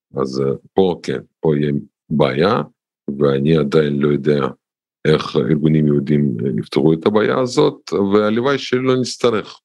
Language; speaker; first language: Hebrew; non-native, fluent; Russian